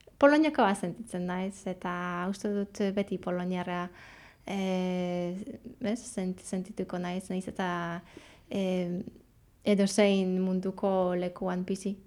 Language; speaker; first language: Basque; non-native, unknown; Polish